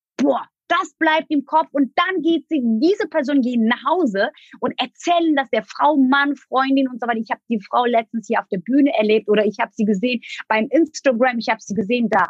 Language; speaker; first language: German; non-native, fluent; Turkish